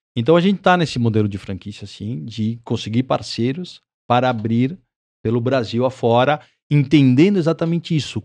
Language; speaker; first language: Portuguese; early bilingual, other home language; Spanish